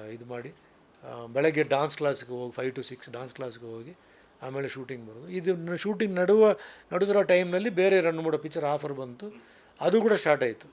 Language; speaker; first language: Kannada; non-native, local second language; Tulu